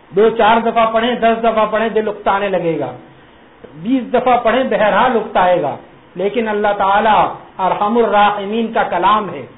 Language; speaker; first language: Urdu; native; Urdu